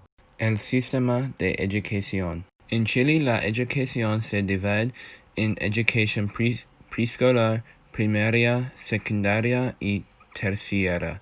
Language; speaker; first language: Spanish; non-native, learner; English